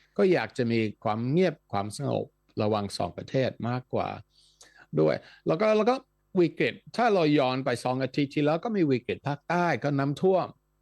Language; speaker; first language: Thai; non-native, fluent; Dutch